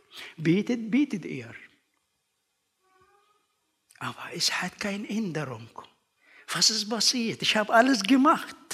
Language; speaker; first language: German; non-native, learner; Arabic